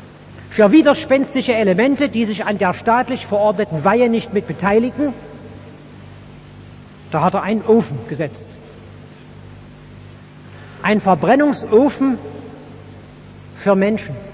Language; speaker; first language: German; native; German